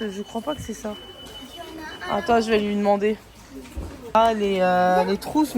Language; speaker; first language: French; native; French